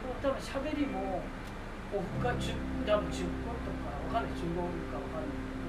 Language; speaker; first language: Japanese; non-native, fluent; Korean